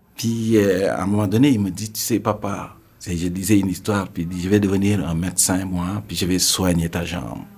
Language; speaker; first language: French; non-native, local second language; Serer